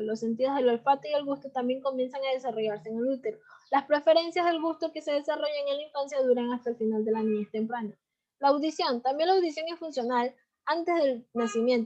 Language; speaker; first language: Spanish; native; Spanish